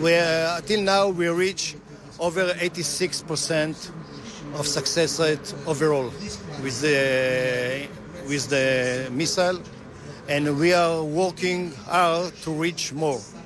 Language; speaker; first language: English; non-native, fluent; Hebrew